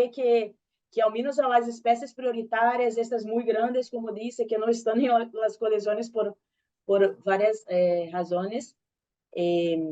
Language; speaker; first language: Spanish; non-native, learner; Portuguese